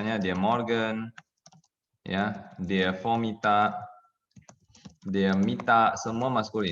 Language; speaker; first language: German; non-native, fluent; Indonesian